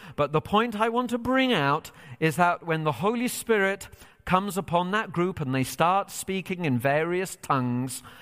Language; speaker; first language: English; native; English